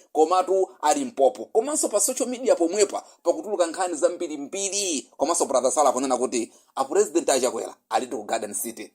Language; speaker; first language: Nyanja; non-native, local second language; Yao